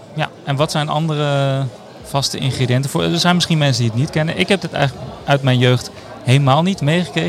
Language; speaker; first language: Dutch; native; Dutch